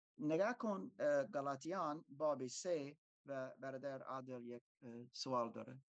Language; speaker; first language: Persian; non-native, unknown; German